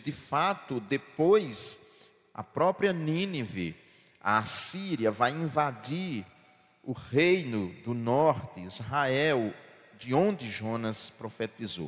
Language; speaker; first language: Portuguese; native; Portuguese